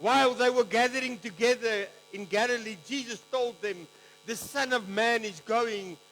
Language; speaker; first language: English; non-native, local second language; Afrikaans